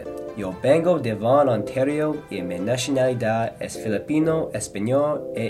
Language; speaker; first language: Spanish; non-native, learner; English